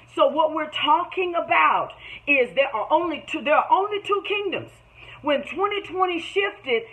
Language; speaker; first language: English; native; English